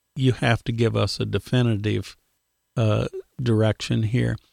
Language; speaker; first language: English; native; English